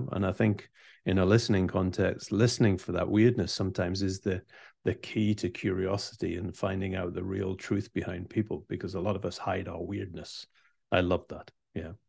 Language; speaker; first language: English; native; English